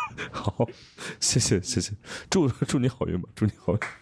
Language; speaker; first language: Chinese; native; Chinese